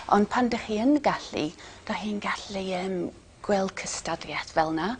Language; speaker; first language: Welsh; non-native, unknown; English